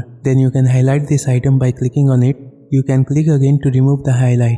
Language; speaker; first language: English; non-native, local second language; Hindi